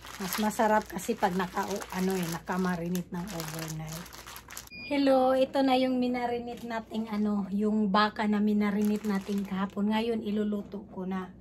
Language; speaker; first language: Filipino; non-native, local second language; Cebuano